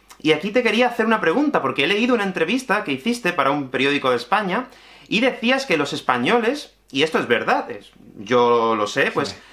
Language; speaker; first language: Spanish; native; Spanish